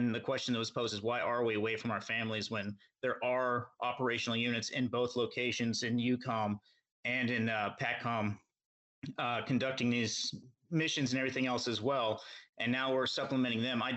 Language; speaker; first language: English; native; English